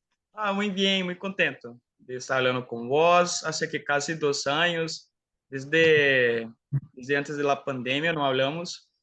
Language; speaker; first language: Spanish; non-native, fluent; Portuguese